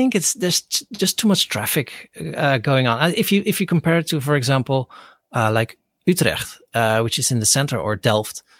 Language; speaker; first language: English; non-native, fluent; Dutch